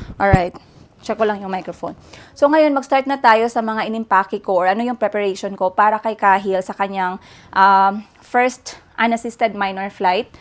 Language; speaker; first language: Filipino; native; Filipino